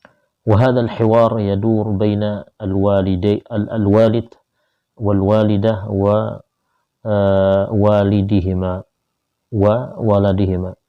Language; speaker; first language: Arabic; non-native, fluent; Indonesian